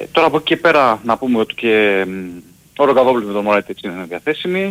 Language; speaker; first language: Greek; native; Greek